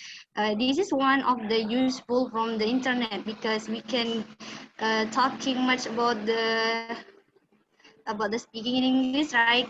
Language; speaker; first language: English; non-native, learner; Indonesian